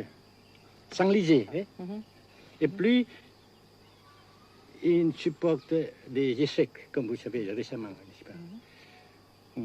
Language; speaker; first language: French; non-native, local second language; Vietnamese